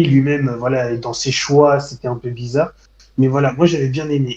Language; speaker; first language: French; native; French